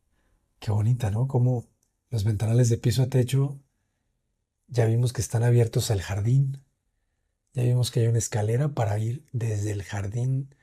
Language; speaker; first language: Spanish; native; Spanish